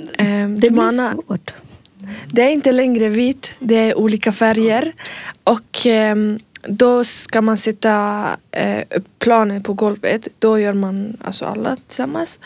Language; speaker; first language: Swedish; early bilingual, other home language; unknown